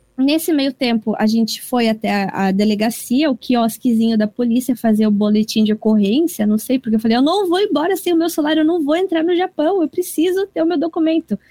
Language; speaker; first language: Portuguese; early bilingual, heritage; Portuguese